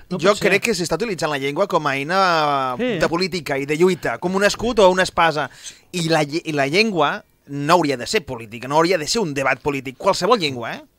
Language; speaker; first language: Catalan; non-native, local second language; Spanish